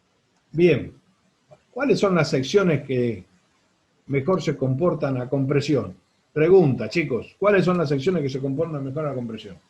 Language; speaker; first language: Spanish; native; Spanish